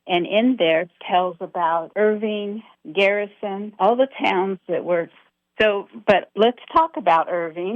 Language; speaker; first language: English; native; English